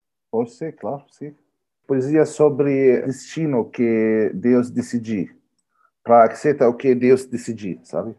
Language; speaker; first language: Portuguese; non-native, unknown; Arabic